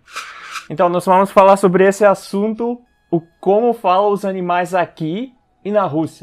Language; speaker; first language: Portuguese; non-native, fluent; Russian